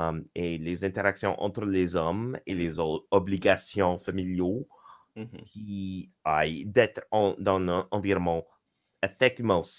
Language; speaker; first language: French; non-native, local second language; English